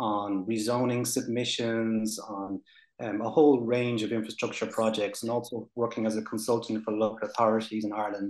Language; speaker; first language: English; native; English